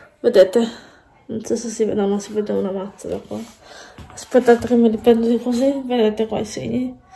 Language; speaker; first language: Italian; native; Italian